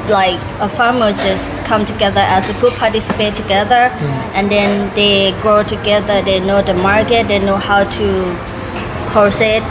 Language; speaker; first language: English; non-native, learner; Thai